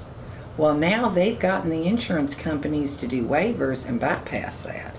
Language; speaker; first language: English; native; English